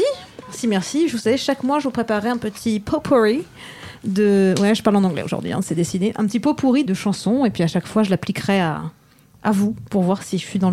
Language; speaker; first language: French; native; French